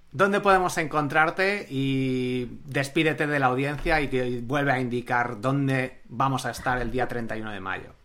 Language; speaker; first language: Spanish; native; Spanish